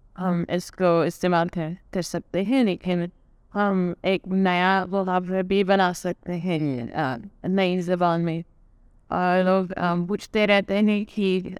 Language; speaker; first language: Urdu; non-native, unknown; English